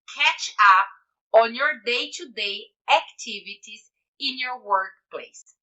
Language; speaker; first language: English; non-native, fluent; Portuguese